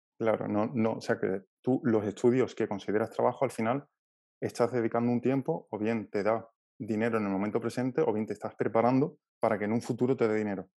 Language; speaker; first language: Spanish; native; Spanish